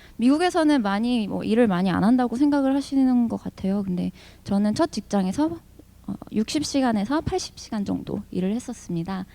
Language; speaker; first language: Korean; early bilingual, heritage; Korean